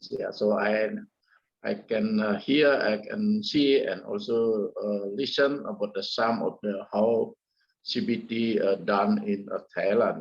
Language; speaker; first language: English; non-native, fluent; Indonesian